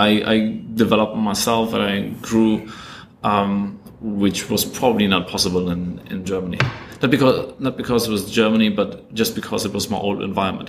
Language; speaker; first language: English; non-native, fluent; German